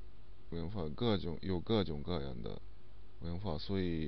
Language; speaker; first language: Chinese; non-native, learner; Japanese